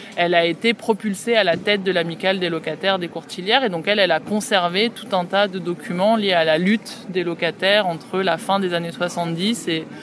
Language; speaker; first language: French; native; French